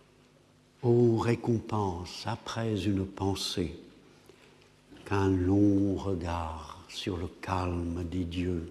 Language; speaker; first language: French; non-native, fluent; English